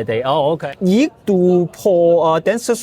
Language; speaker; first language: Danish; non-native, learner; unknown